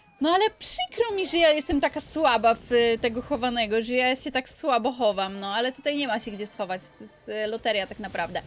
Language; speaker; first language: Polish; native; Polish